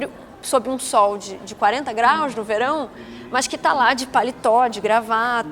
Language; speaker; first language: Portuguese; native; Portuguese